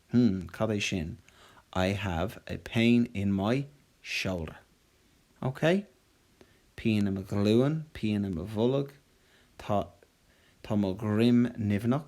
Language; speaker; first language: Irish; non-native, local second language; English